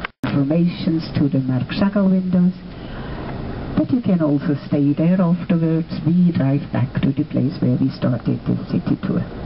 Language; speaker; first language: English; non-native, fluent; German